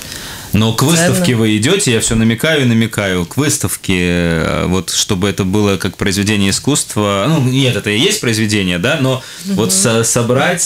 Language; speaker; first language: Russian; native; Russian